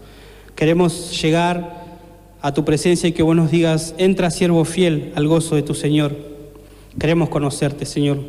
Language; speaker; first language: Spanish; native; Spanish